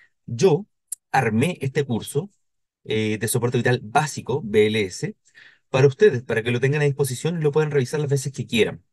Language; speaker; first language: Spanish; native; Spanish